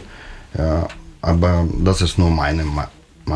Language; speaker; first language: German; non-native, learner; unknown